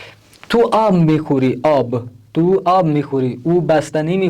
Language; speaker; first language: Persian; non-native, fluent; Urdu